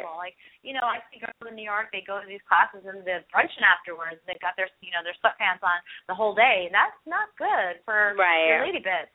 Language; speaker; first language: English; early bilingual, other home language; Hindi